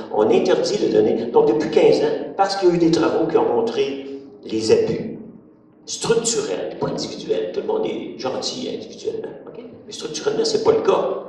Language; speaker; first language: French; native; French